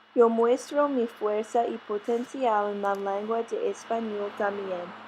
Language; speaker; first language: Spanish; non-native, learner; English